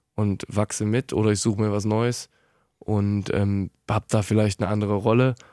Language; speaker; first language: German; native; German